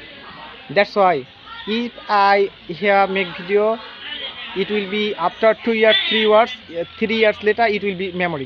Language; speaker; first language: English; non-native, learner; Bangla